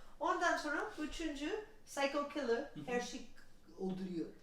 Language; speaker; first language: Turkish; non-native, learner; English